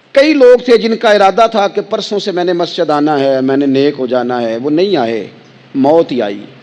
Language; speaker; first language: Urdu; non-native, local second language; Punjabi